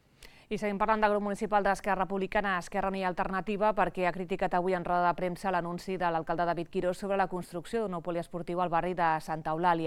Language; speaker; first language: Catalan; native; Catalan